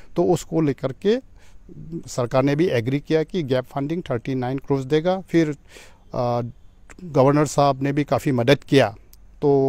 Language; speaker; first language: Hindi; non-native, local second language; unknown